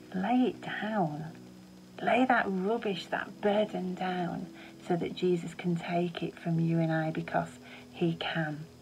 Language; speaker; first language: English; native; English